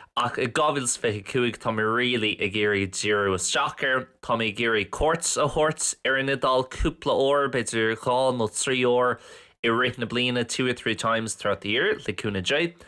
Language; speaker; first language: Irish; non-native, local second language; English